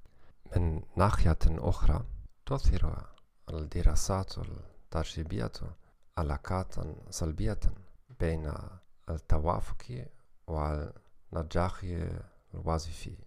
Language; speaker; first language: Arabic; non-native, learner; German